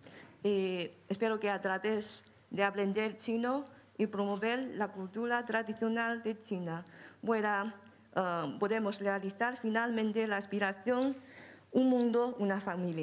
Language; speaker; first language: Spanish; non-native, fluent; Chinese